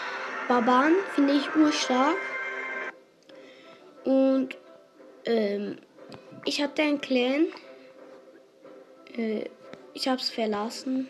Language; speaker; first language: German; non-native, local second language; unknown